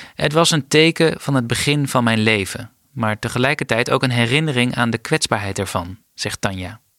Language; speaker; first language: Dutch; native; Dutch